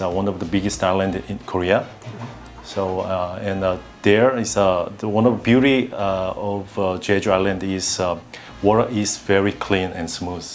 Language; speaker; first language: English; non-native, learner; Korean